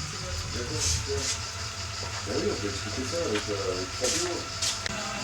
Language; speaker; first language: French; native; French